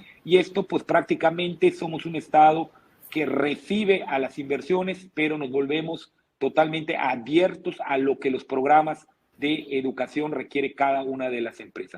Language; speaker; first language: Spanish; native; Spanish